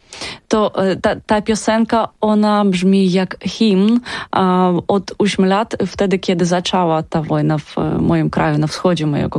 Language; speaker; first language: Polish; non-native, learner; Ukrainian